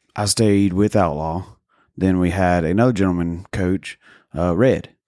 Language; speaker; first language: English; native; English